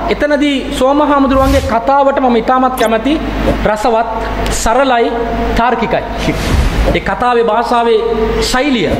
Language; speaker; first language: Sinhala; non-native, local second language; Tamil